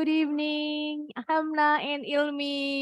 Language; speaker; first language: English; non-native, fluent; Indonesian